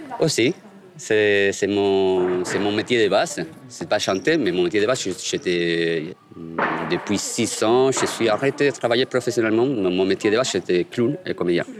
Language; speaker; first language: French; non-native, fluent; Spanish